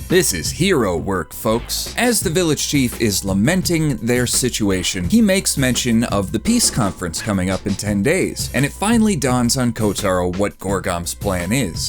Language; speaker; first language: English; native; English